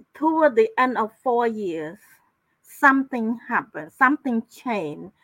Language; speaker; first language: English; non-native, fluent; Khmer